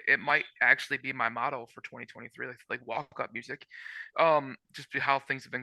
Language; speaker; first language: English; native; English